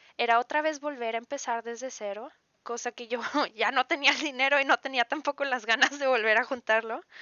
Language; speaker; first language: Spanish; native; Spanish